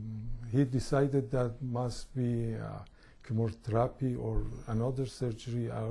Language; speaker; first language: English; non-native, learner; Persian